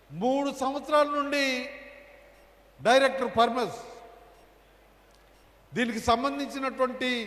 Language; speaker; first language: Telugu; native; Telugu